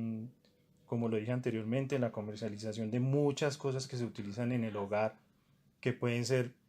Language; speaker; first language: Spanish; native; Spanish